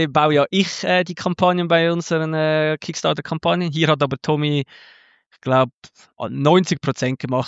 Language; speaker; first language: German; native; German